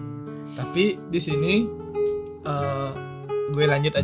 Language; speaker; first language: Indonesian; native; Indonesian